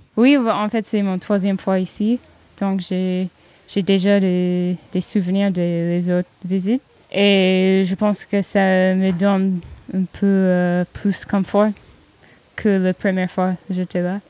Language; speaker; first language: French; non-native, learner; English